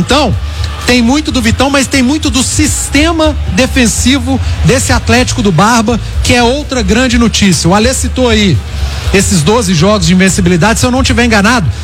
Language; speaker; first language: Portuguese; native; Portuguese